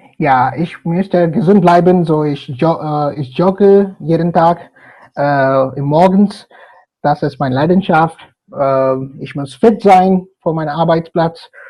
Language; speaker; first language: German; non-native, learner; Telugu